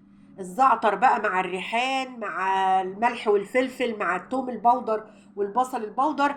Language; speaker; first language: Arabic; native; Arabic